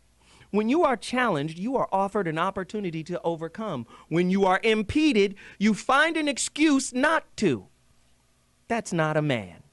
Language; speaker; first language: English; native; English